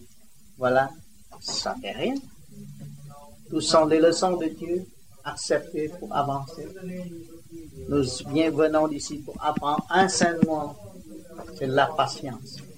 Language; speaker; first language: French; non-native, learner; Vietnamese